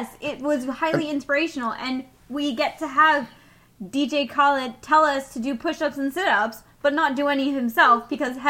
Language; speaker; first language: English; early bilingual, other home language; Spanish